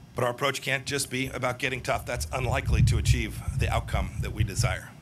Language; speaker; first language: English; native; English